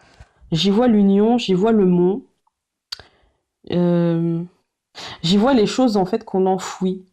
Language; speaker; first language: French; native; French